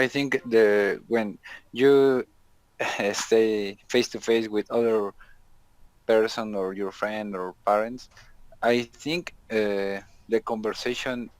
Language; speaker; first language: English; non-native, learner; Spanish